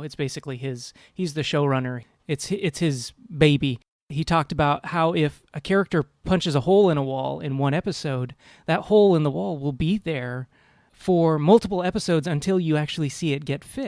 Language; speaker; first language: English; native; English